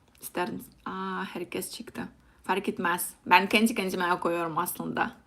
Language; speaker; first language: Turkish; non-native, learner; Russian